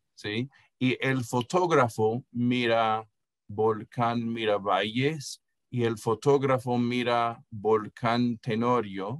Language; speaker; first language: Spanish; non-native, fluent; English